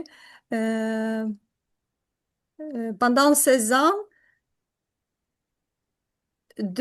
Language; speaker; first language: French; non-native, learner; Ukrainian